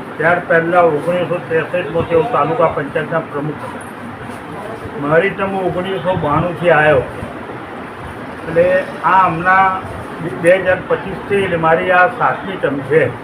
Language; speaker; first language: Gujarati; native; Gujarati